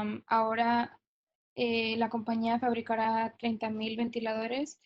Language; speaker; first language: Spanish; non-native, fluent; English